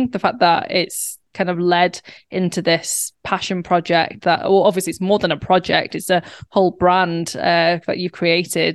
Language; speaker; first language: English; native; English